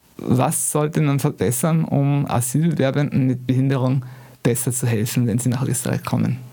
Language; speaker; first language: German; native; German